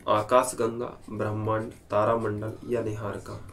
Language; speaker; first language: Hindi; native; Hindi